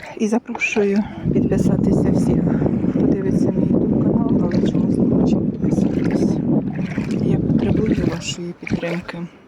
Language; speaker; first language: Ukrainian; native; Ukrainian